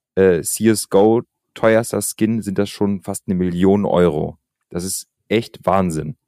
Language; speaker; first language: German; early bilingual, other home language; Albanian